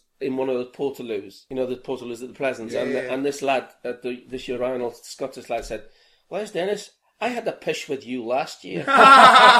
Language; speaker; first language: English; native; English